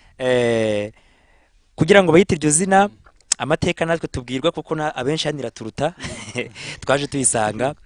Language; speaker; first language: Kinyarwanda; native; Kinyarwanda